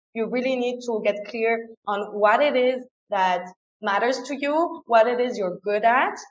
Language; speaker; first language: English; non-native, fluent; French